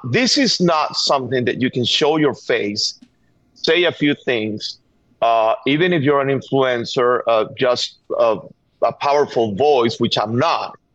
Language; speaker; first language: English; non-native, fluent; Spanish